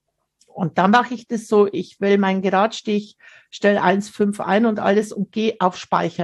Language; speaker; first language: German; native; German